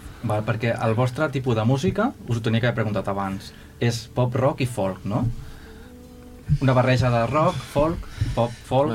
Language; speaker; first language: Catalan; native; Catalan